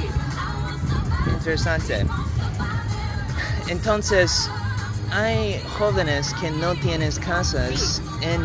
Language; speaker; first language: Spanish; non-native, learner; English